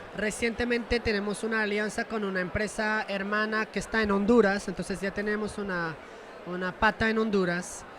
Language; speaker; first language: Spanish; non-native, fluent; French